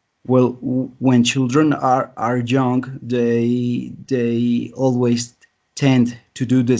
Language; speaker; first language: English; non-native, learner; Spanish